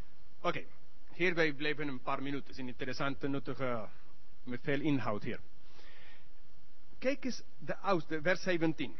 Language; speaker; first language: Dutch; non-native, learner; English